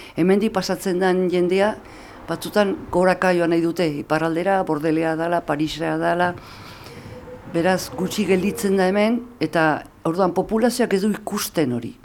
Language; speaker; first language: Basque; native; Basque